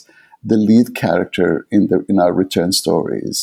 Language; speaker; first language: English; non-native, fluent; Arabic